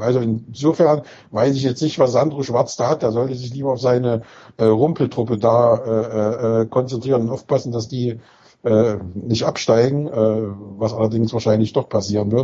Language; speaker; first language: German; native; German